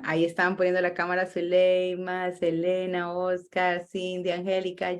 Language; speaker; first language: Spanish; native; Spanish